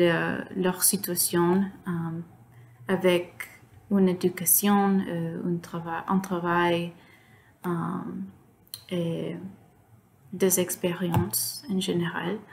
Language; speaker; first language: French; non-native, learner; Spanish